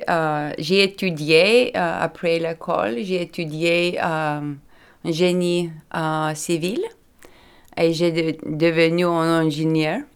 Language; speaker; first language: French; non-native, learner; Lithuanian